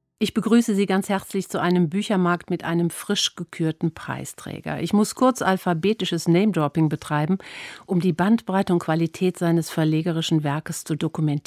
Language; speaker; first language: German; native; German